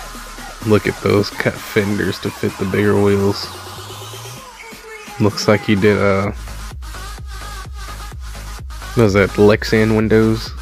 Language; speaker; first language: English; native; English